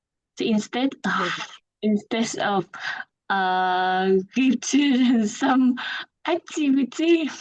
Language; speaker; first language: English; non-native, learner; Vietnamese